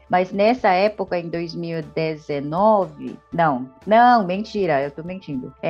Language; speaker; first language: Portuguese; non-native, fluent; Korean